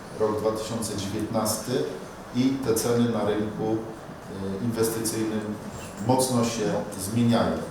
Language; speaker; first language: Polish; native; Polish